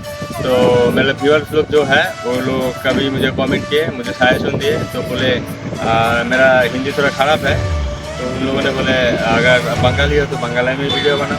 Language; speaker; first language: Hindi; non-native, local second language; Bangla